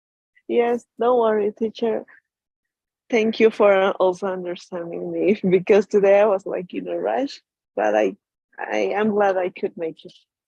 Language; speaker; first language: English; non-native, learner; Spanish